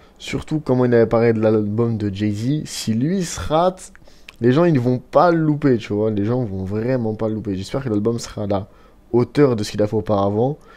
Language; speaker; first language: French; native; French